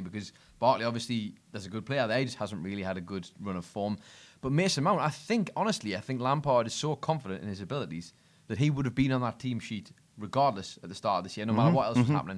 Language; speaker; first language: English; native; English